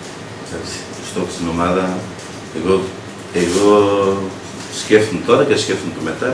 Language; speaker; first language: Greek; non-native, learner; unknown